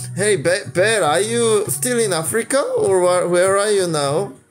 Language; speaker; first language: English; non-native, local second language; Korean